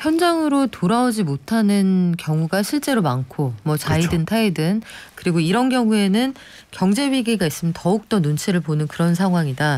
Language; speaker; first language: Korean; native; Korean